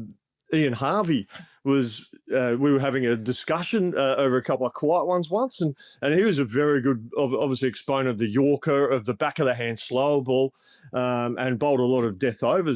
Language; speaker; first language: English; native; English